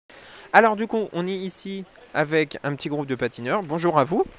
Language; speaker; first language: French; native; French